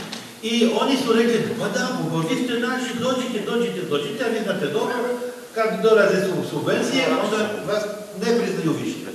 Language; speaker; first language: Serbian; non-native, fluent; French